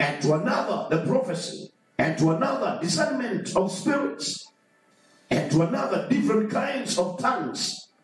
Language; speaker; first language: English; non-native, local second language; Swahili